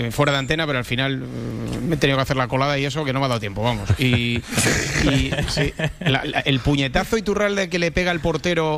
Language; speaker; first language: Spanish; native; Spanish